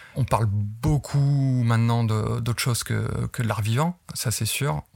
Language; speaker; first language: French; native; French